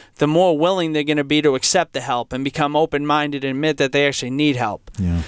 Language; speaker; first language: English; native; English